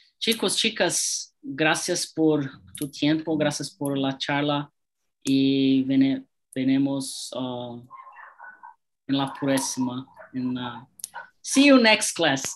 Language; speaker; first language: Spanish; non-native, learner; Portuguese